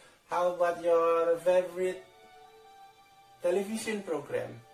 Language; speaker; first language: English; non-native, fluent; Indonesian